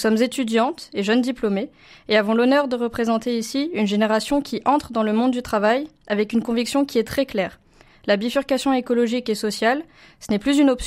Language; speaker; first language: French; native; French